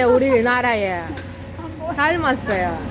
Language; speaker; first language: Korean; non-native, learner; Kazakh